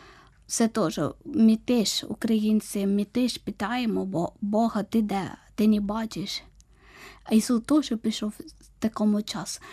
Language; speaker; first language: Ukrainian; non-native, learner; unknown